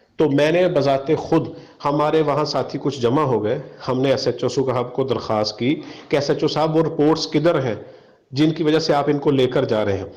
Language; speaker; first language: Urdu; non-native, local second language; Punjabi